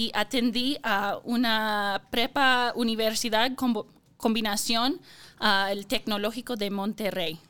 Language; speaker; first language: Spanish; non-native, fluent; English